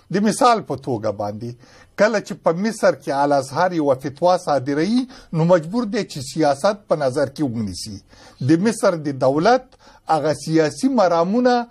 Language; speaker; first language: Pashto; native; Pashto